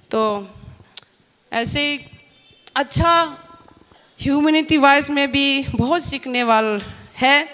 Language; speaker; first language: Hindi; non-native, local second language; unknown